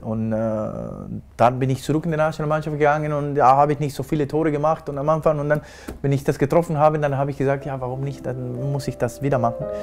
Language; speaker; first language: German; non-native, fluent; Spanish